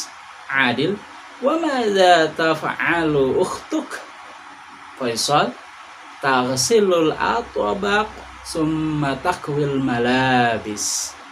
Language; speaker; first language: Arabic; non-native, fluent; Indonesian